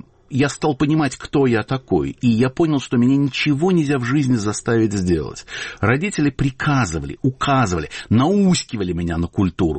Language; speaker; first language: Russian; native; Russian